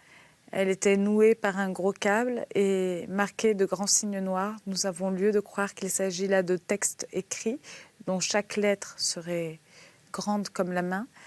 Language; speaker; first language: French; native; French